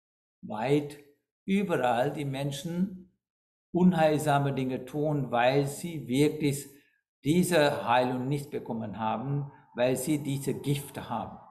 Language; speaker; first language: German; non-native, fluent; Sinhala